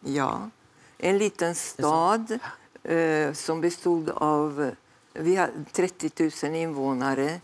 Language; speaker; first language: Swedish; non-native, fluent; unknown